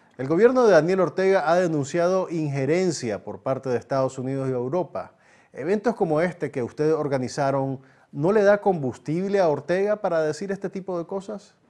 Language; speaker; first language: Spanish; native; Spanish